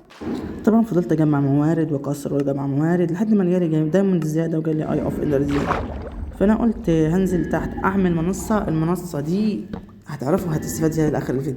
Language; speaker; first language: Arabic; native; Arabic